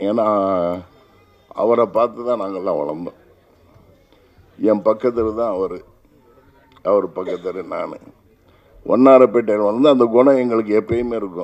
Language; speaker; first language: Tamil; native; Tamil